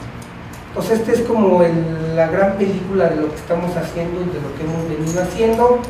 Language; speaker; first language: Spanish; native; Spanish